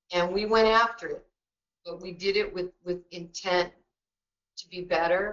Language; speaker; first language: English; native; English